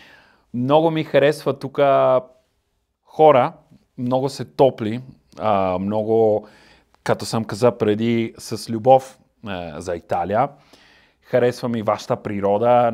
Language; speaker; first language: Bulgarian; non-native, learner; Italian